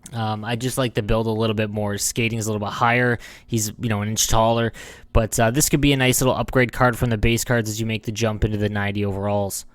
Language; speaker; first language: English; native; English